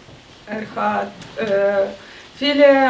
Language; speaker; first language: German; non-native, learner; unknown